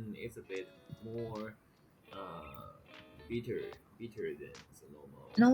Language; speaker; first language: English; non-native, fluent; Japanese